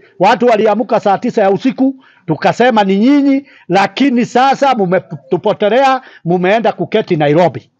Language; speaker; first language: Swahili; non-native, local second language; Kikuyu